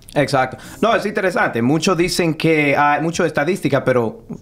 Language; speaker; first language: Spanish; early bilingual, heritage; Spanish